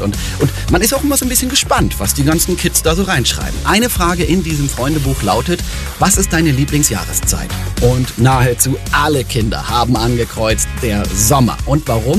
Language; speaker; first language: German; native; German